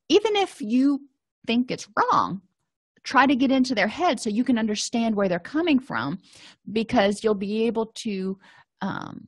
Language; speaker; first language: English; native; English